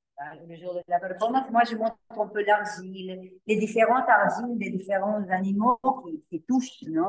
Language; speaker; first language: French; non-native, learner; Spanish